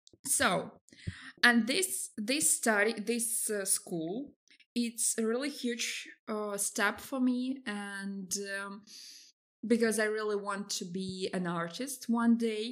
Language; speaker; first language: English; non-native, fluent; Russian